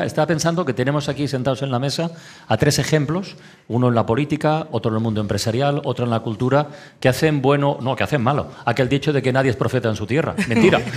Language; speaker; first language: Spanish; native; Spanish